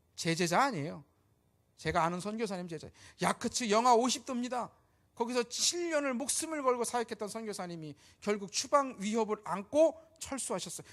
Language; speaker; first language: Korean; native; Korean